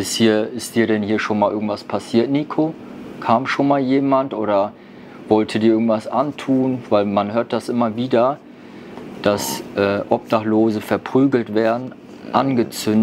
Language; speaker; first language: German; native; German